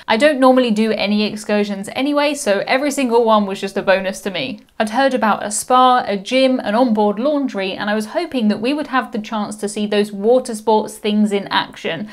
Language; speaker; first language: English; native; English